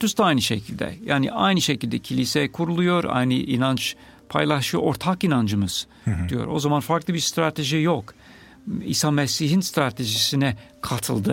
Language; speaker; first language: Turkish; non-native, fluent; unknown